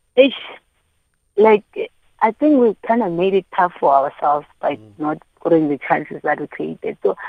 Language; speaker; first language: English; non-native, local second language; Xhosa